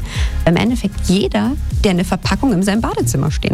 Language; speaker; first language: German; native; German